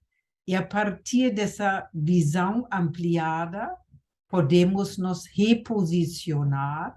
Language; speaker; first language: Portuguese; non-native, fluent; German